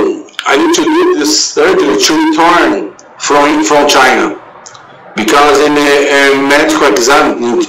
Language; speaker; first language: English; non-native, learner; Portuguese